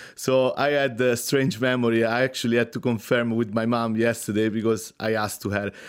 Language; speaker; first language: English; non-native, fluent; Italian